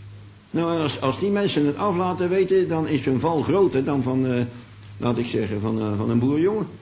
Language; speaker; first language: Dutch; native; Dutch